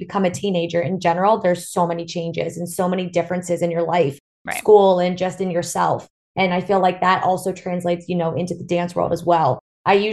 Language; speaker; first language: English; native; English